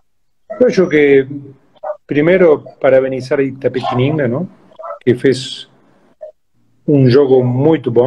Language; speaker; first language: Portuguese; non-native, fluent; Spanish